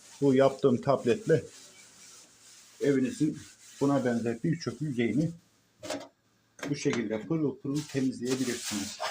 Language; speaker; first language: Turkish; native; Turkish